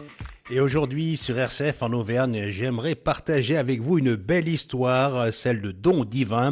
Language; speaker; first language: French; native; French